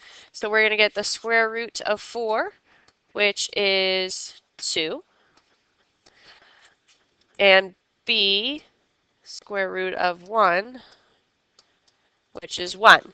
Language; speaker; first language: English; native; English